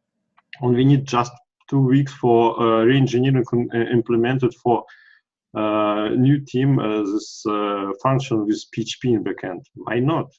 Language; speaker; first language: English; non-native, learner; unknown